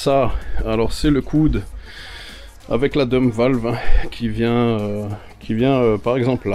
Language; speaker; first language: French; native; French